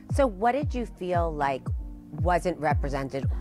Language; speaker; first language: English; native; English